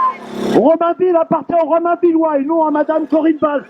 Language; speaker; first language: French; native; French